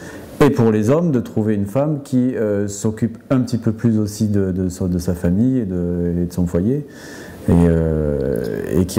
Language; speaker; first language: French; native; French